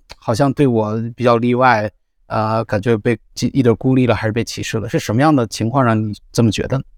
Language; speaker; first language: Chinese; native; Chinese